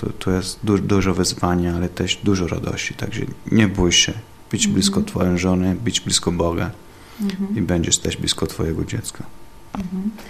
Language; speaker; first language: Polish; non-native, learner; Italian